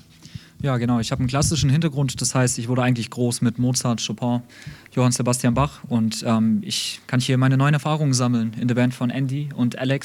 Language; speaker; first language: German; early bilingual, other home language; Russian